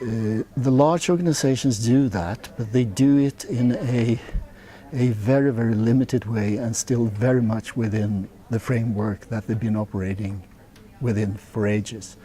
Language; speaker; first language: English; non-native, fluent; Swedish